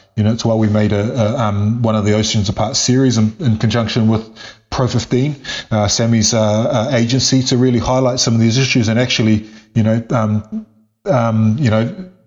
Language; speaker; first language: English; native; English